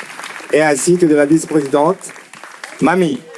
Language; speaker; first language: French; native; French